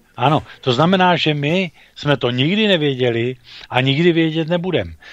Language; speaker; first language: Czech; native; Czech